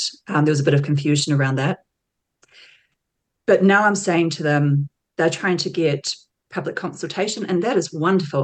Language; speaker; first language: English; native; English